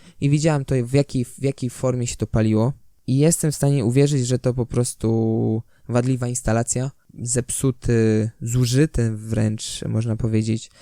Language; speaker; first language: Polish; native; Polish